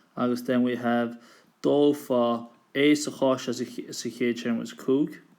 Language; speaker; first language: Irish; native; Irish